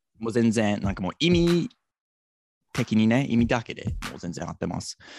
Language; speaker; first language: Japanese; non-native, fluent; English